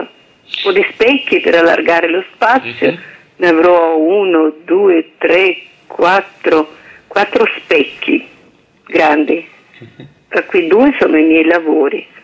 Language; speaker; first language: Italian; non-native, fluent; Russian